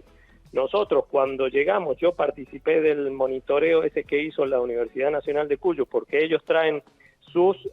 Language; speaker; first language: Spanish; native; Spanish